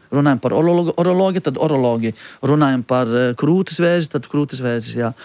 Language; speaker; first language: Latvian; non-native, fluent; Arabic